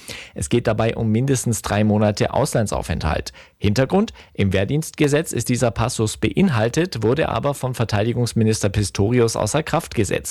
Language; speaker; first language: German; native; German